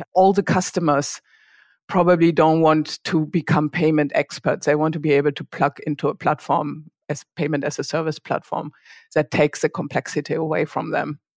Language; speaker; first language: English; non-native, fluent; German